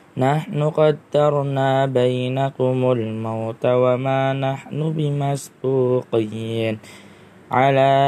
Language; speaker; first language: Arabic; non-native, learner; Indonesian